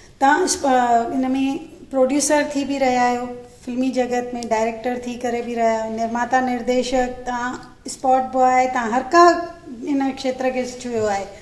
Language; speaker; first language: Sindhi; native; Sindhi